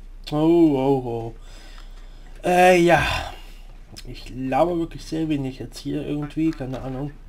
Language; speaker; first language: German; native; German